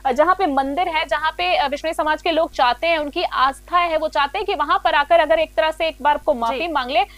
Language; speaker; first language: Hindi; native; Hindi